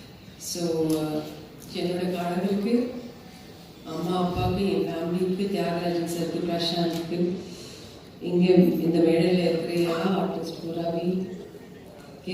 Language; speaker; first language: Tamil; non-native, fluent; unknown